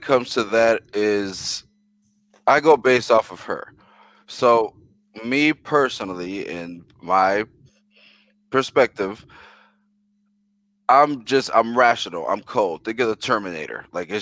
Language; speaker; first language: English; early bilingual, other home language; Spanish